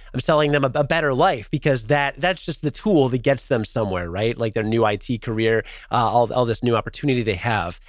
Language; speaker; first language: English; native; English